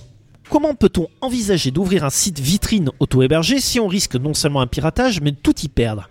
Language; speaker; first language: French; native; French